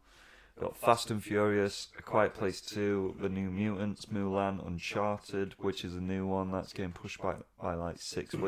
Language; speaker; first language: English; native; English